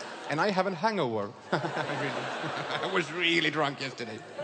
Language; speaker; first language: English; non-native, fluent; Swedish